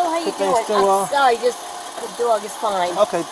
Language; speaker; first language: English; native; English